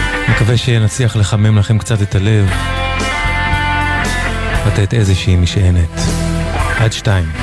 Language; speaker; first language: Hebrew; native; Hebrew